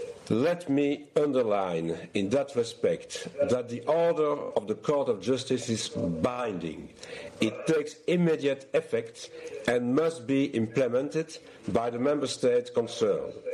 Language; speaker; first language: English; non-native, fluent; French